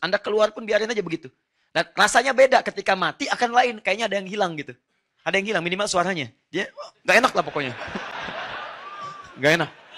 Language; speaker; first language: Indonesian; non-native, fluent; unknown